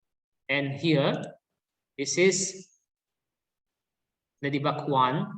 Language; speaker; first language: English; non-native, learner; Indonesian